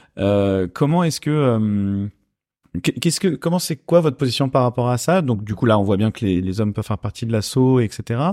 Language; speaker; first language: French; native; French